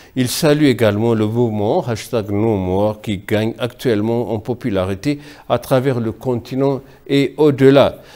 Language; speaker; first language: French; non-native, fluent; Amharic